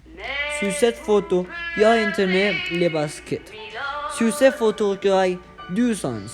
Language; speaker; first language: French; non-native, learner; Spanish